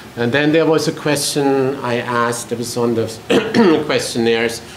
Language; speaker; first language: English; non-native, fluent; German